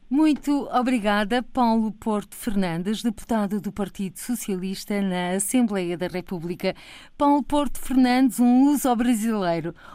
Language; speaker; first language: Portuguese; native; Portuguese